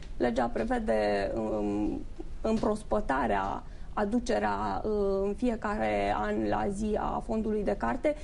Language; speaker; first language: Romanian; native; Romanian